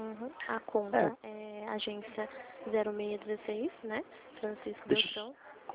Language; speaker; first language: Portuguese; native; Portuguese